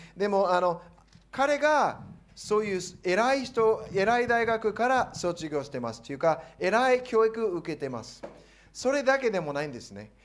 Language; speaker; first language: Japanese; non-native, fluent; English